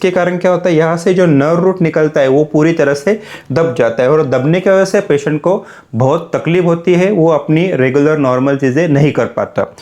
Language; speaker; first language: Hindi; non-native, local second language; Marathi